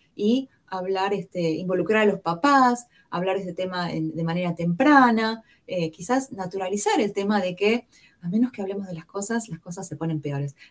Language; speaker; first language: Spanish; native; Spanish